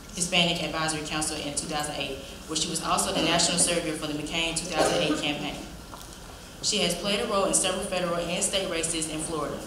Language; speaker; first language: English; native; English